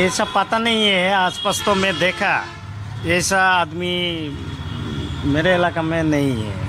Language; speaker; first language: Hindi; non-native, local second language; Bangla